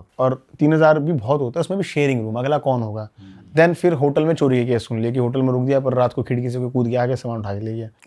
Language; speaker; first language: Hindi; native; Hindi